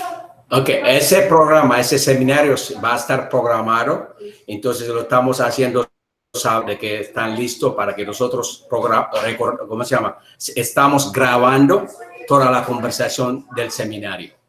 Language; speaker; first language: Spanish; non-native, learner; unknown